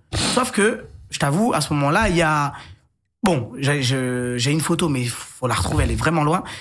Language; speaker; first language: French; native; French